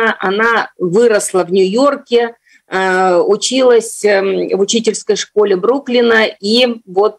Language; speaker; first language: Russian; native; Russian